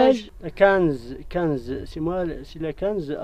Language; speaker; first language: French; non-native, learner; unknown